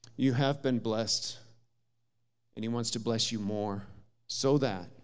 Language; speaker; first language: English; native; English